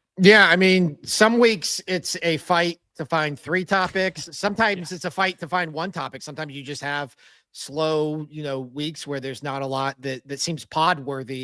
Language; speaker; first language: English; native; English